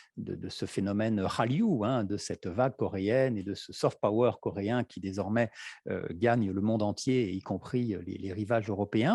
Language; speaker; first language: French; native; French